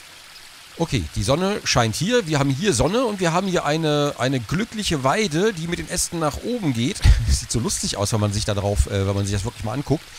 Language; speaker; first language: German; native; German